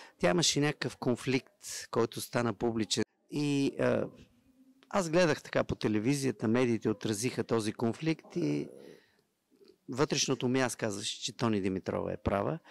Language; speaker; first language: Bulgarian; native; Bulgarian